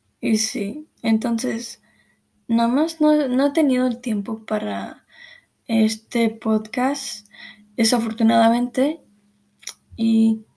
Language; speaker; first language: Spanish; early bilingual, heritage; Spanish